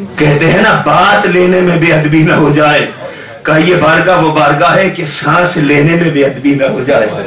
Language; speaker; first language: Urdu; native; Urdu